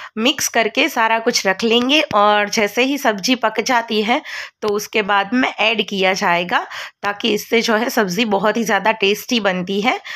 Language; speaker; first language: Hindi; non-native, local second language; Gujarati